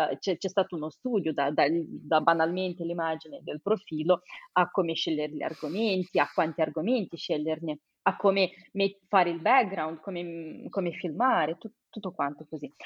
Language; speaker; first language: Italian; non-native, fluent; Romanian